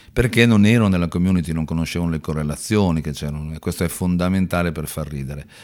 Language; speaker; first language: Italian; native; Italian